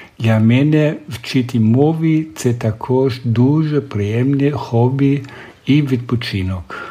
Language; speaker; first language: Ukrainian; non-native, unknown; German